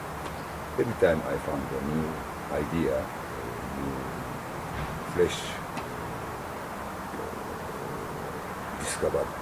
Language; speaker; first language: English; non-native, learner; Japanese